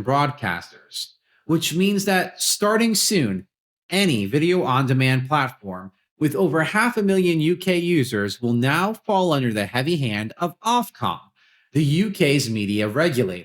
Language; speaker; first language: English; native; English